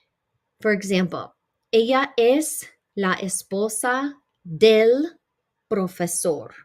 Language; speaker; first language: Spanish; non-native, fluent; English